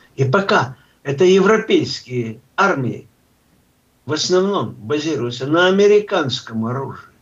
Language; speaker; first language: Russian; native; Russian